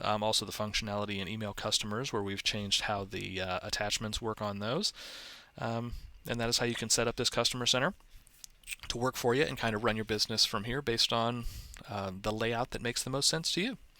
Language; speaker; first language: English; native; English